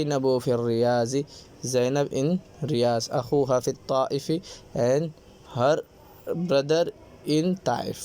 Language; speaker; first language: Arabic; non-native, fluent; Urdu